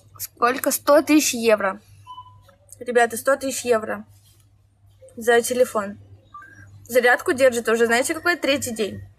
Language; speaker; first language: Russian; native; Russian